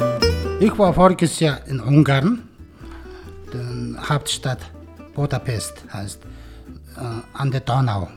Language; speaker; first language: German; non-native, learner; Mongolian